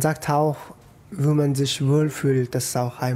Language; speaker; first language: German; non-native, fluent; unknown